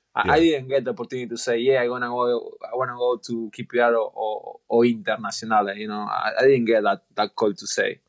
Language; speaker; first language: English; non-native, fluent; Spanish